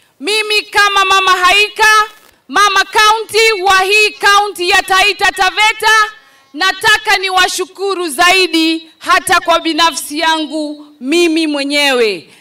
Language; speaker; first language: Swahili; non-native, local second language; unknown